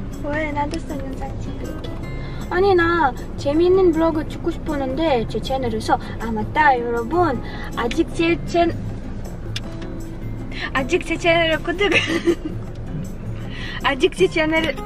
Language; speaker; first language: Korean; non-native, learner; Russian